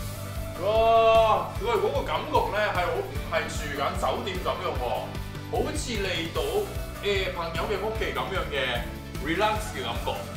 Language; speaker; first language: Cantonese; non-native, fluent; Japanese